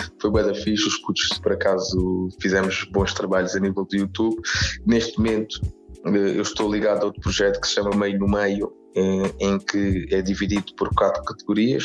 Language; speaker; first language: Portuguese; native; Portuguese